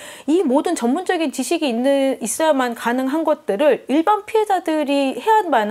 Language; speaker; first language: Korean; native; Korean